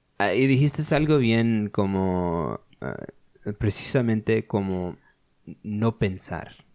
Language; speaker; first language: Spanish; early bilingual, heritage; Spanish